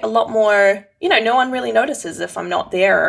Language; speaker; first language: English; native; English